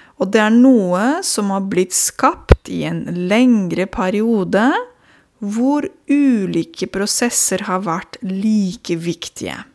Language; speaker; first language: Norwegian; non-native, fluent; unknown